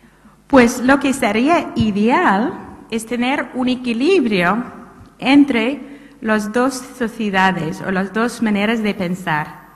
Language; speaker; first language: Spanish; non-native, fluent; English